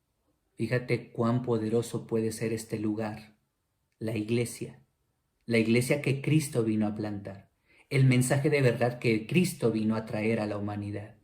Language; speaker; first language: Spanish; native; Spanish